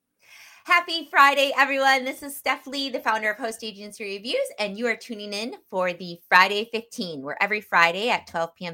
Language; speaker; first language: English; native; English